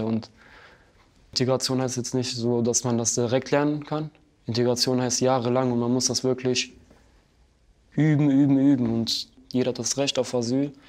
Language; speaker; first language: German; early bilingual, other home language; Albanian